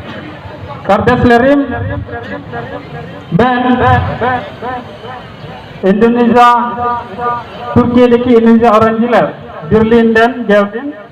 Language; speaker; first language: Turkish; non-native, learner; Indonesian